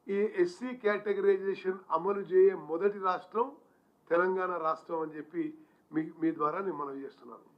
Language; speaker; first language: Telugu; native; Telugu